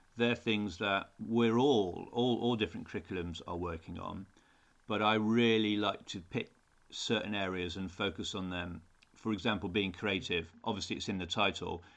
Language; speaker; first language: English; native; English